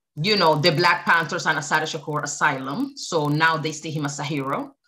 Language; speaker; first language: English; early bilingual, other home language; Spanish